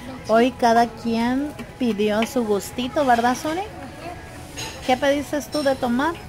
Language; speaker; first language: Spanish; native; Spanish